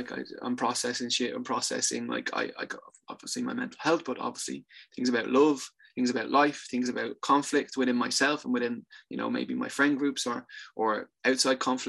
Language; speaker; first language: English; native; English